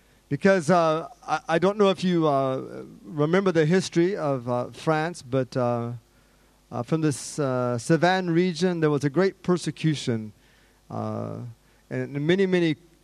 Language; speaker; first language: English; native; English